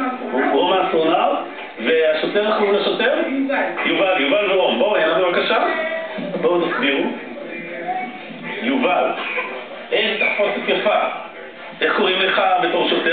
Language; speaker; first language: Hebrew; native; Hebrew